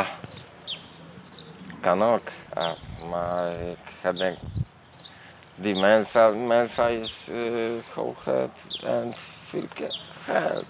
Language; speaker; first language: Dutch; non-native, learner; Polish